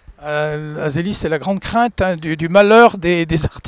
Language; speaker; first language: French; native; French